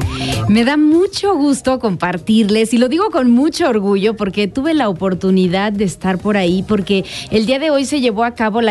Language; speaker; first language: Spanish; native; Spanish